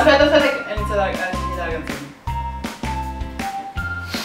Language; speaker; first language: Italian; native; Italian